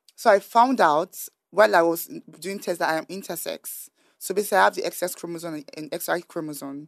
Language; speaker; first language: English; non-native, local second language; Yoruba